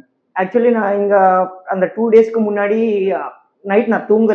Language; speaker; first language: Tamil; non-native, learner; Telugu